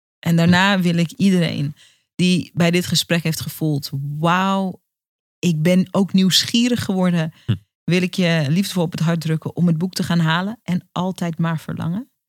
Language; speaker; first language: Dutch; native; Dutch